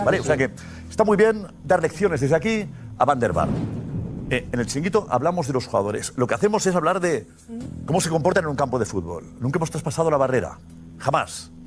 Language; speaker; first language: Spanish; native; Spanish